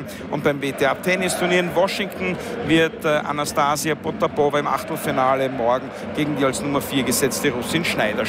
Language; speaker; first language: German; native; German